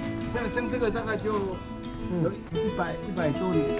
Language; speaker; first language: Chinese; native; Chinese